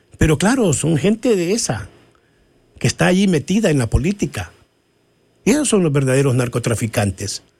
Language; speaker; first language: Spanish; native; Spanish